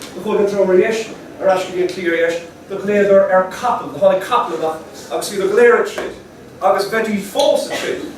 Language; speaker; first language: Irish; non-native, local second language; English